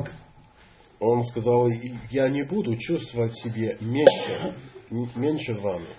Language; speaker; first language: Russian; non-native, fluent; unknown